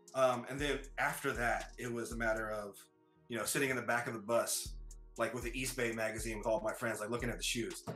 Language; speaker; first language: English; native; English